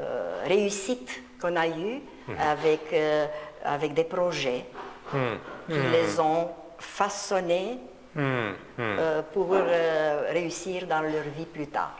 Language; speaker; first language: French; non-native, fluent; Romanian